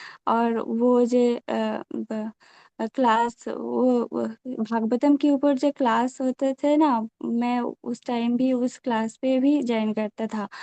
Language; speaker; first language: Hindi; non-native, local second language; Bangla